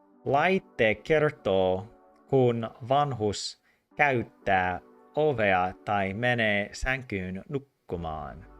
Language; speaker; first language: Finnish; non-native, learner; English